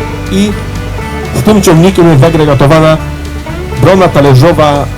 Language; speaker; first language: Polish; native; Polish